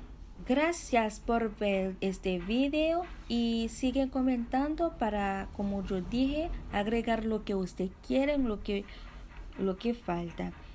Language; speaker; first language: Spanish; non-native, fluent; Haitian Creole